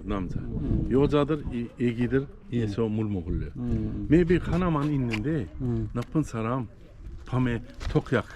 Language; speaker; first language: Korean; non-native, learner; Uzbek